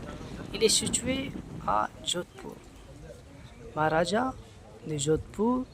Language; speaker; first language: French; non-native, learner; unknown